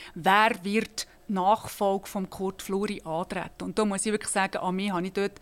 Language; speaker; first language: German; native; German